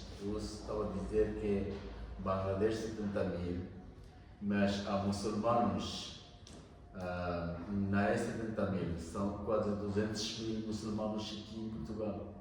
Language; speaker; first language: Portuguese; non-native, learner; Bangla